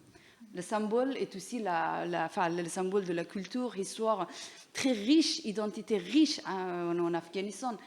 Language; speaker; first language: French; non-native, learner; Persian